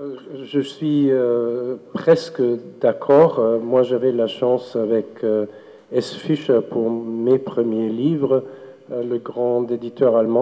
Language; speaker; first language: French; non-native, fluent; German